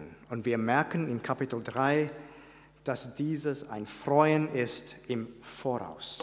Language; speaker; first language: German; non-native, fluent; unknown